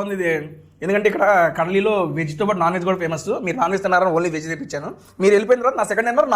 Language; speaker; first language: Telugu; native; Telugu